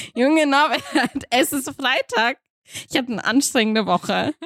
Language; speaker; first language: German; early bilingual, other home language; Kazakh